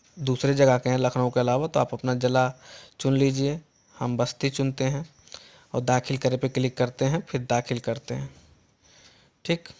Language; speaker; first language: Hindi; native; Hindi